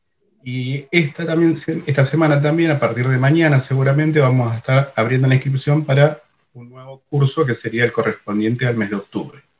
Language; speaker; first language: Spanish; native; Spanish